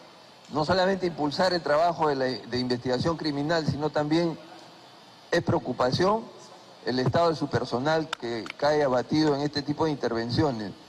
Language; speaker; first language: Spanish; native; Spanish